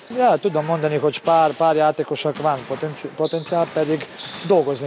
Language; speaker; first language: Hungarian; non-native, learner; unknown